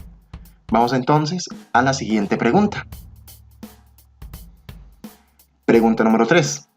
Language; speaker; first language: Spanish; native; Spanish